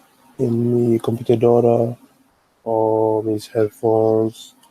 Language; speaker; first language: Spanish; non-native, learner; English